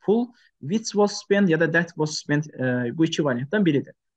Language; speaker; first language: English; non-native, fluent; Azerbaijani